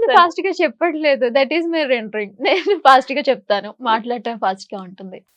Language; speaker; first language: Telugu; native; Telugu